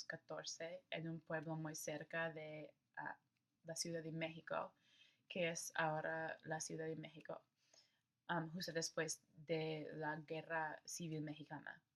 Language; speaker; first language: Spanish; non-native, learner; English